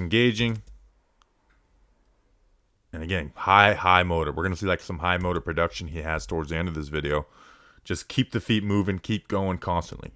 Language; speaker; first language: English; native; English